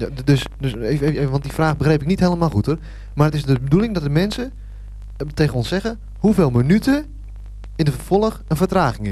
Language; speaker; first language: Dutch; native; Dutch